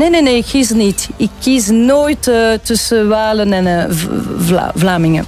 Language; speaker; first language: Dutch; non-native, local second language; French